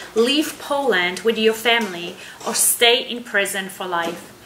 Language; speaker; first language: English; non-native, fluent; Polish